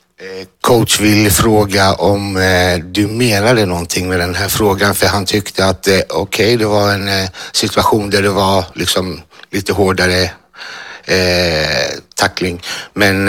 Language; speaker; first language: Swedish; non-native, fluent; Greek